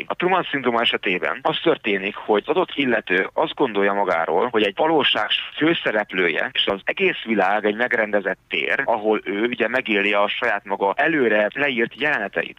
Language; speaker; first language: Hungarian; native; Hungarian